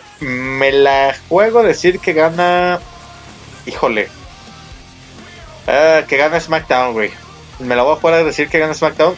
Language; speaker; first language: Spanish; native; Spanish